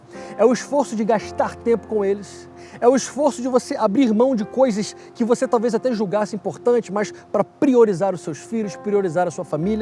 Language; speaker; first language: Portuguese; native; Portuguese